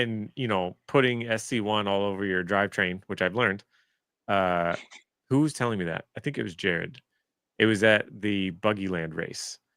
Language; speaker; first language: English; native; English